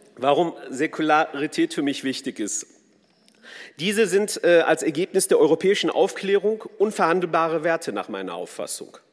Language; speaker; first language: German; early bilingual, other home language; Kurdish